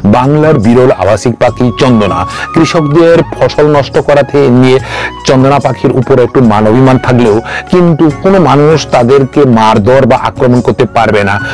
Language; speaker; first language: Bangla; non-native, local second language; Kok Borok